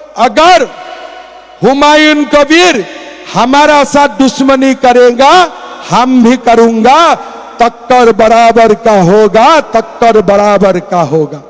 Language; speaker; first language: Hindi; non-native, local second language; Assamese